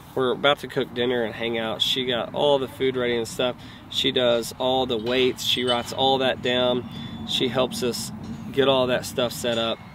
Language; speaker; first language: English; native; English